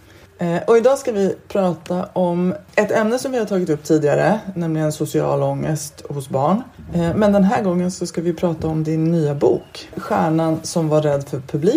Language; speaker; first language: Swedish; native; Swedish